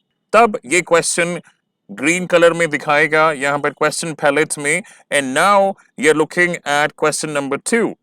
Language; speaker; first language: Hindi; native; Hindi